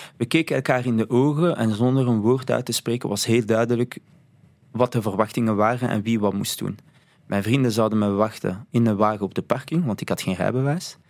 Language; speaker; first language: Dutch; early bilingual, other home language; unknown